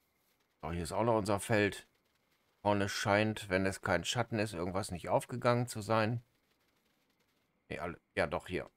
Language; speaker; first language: German; native; German